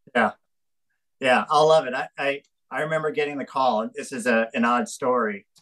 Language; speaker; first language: English; native; English